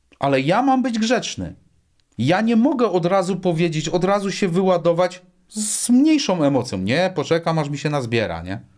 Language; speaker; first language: Polish; native; Polish